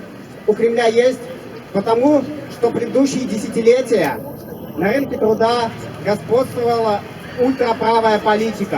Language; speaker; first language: Russian; native; Russian